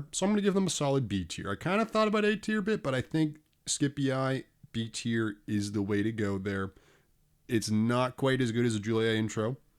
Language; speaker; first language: English; native; English